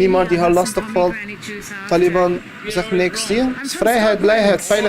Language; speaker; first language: Dutch; early bilingual, other home language; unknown